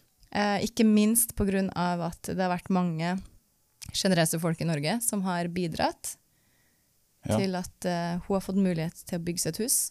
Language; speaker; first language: Norwegian; native; Norwegian